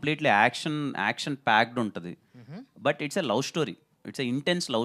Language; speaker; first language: Telugu; native; Telugu